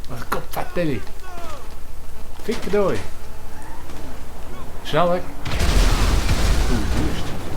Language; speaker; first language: German; native; German